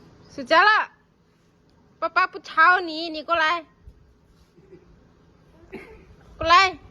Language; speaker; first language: Chinese; non-native, fluent; Lao